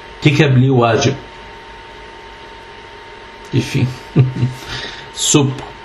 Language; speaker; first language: Danish; early bilingual, other home language; Arabic